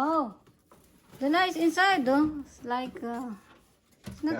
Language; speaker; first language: English; non-native, learner; Filipino